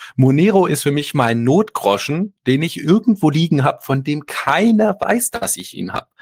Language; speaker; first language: German; native; German